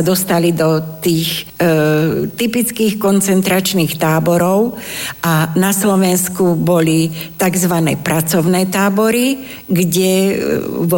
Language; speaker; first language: Slovak; non-native, local second language; Romany